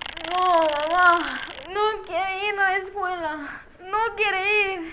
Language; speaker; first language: Spanish; non-native, learner; French